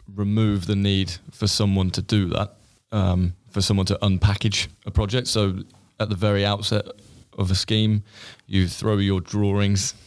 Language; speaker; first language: English; native; English